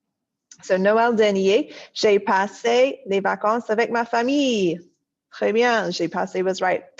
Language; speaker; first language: French; non-native, fluent; English